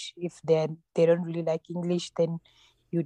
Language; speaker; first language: English; non-native, local second language; Tsonga